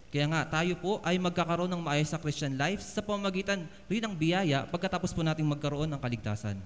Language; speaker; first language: Filipino; native; Filipino